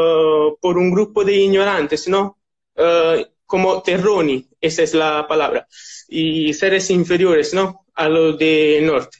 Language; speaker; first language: Spanish; non-native, learner; Italian